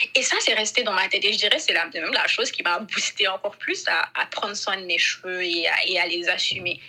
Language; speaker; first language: French; non-native, local second language; Bambara